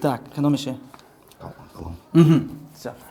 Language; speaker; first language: Russian; non-native, local second language; Tajik